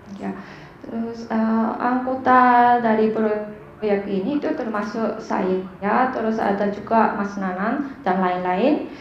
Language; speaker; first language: Indonesian; non-native, fluent; Japanese